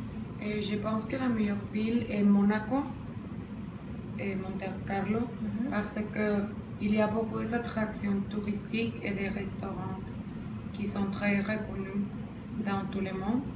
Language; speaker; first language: French; non-native, learner; Spanish